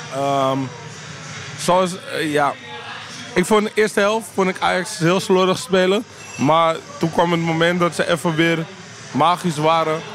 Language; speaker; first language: Dutch; native; Dutch